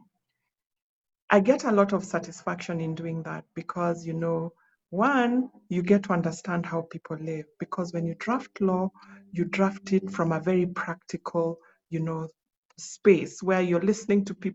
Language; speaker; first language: English; non-native, local second language; Luo (Kenya and Tanzania)